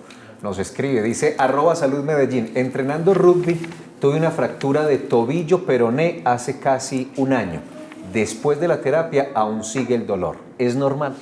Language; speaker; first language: Spanish; native; Spanish